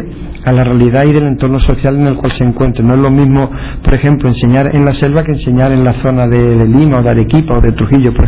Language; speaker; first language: Spanish; native; Spanish